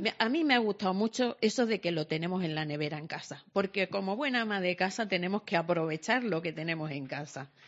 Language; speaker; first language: Spanish; native; Spanish